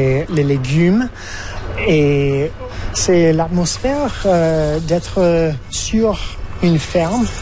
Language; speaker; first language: French; non-native, fluent; English